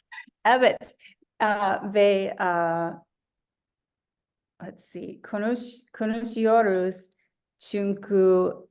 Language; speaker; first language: Turkish; non-native, learner; English